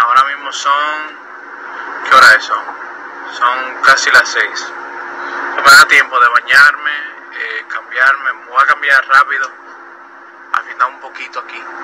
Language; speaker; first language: Spanish; native; Spanish